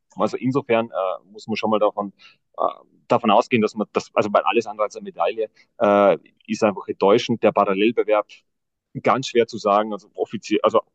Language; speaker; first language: German; native; German